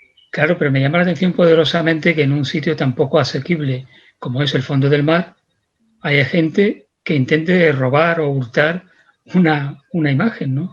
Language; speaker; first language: Spanish; native; Spanish